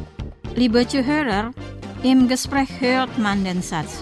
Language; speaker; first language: German; non-native, fluent; Indonesian